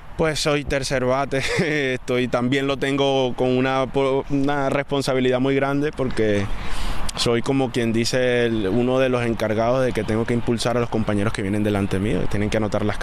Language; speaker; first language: Spanish; native; Spanish